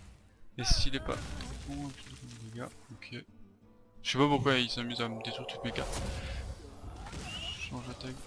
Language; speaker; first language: French; native; French